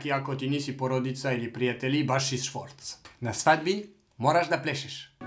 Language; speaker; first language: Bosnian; non-native, learner; French